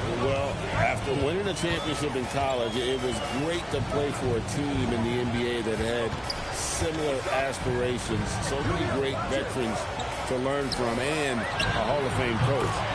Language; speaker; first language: English; native; English